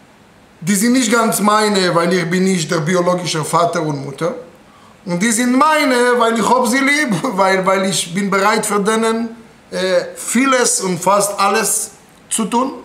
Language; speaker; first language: German; non-native, fluent; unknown